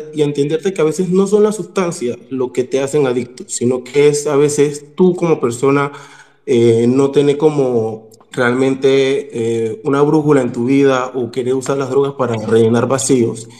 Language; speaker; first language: Spanish; native; Spanish